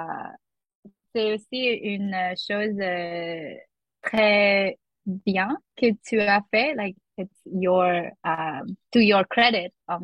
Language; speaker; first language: French; non-native, learner; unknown